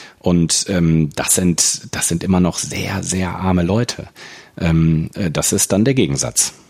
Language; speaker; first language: German; native; German